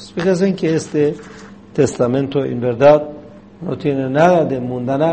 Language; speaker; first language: Spanish; non-native, fluent; Persian